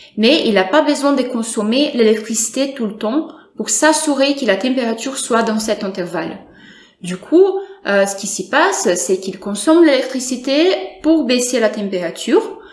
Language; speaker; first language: French; non-native, fluent; Portuguese